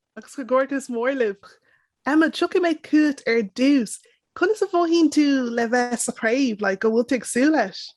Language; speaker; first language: Irish; non-native, local second language; English